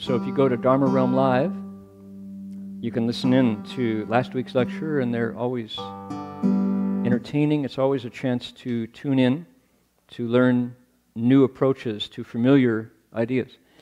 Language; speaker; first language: English; native; English